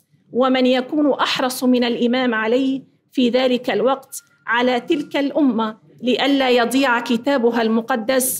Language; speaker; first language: Arabic; native; Arabic